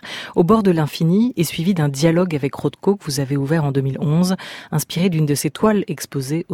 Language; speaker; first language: French; native; French